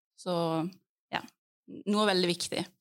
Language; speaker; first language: Norwegian; early bilingual, other home language; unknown